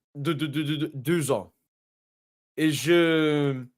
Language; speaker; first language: French; non-native, learner; English